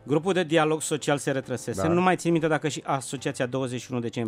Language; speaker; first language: Romanian; native; Romanian